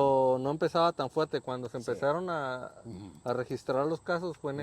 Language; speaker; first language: Spanish; native; Spanish